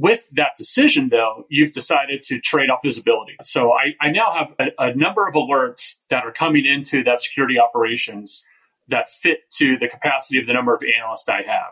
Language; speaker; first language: English; native; English